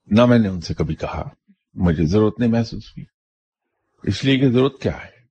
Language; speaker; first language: Urdu; non-native, local second language; Punjabi